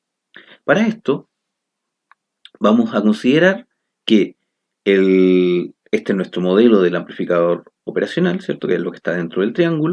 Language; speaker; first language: Spanish; native; Spanish